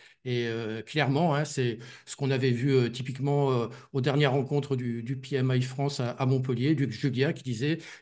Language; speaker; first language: French; native; French